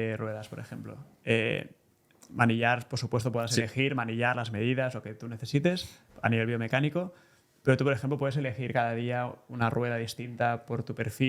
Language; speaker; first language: Spanish; native; Spanish